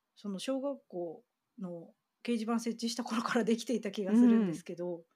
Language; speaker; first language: Japanese; early bilingual, other home language; English